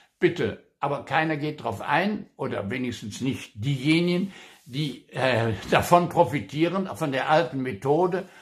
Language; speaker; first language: German; non-native, local second language; Luxembourgish